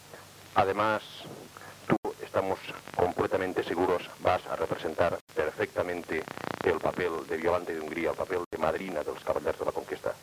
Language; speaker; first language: Spanish; native; Spanish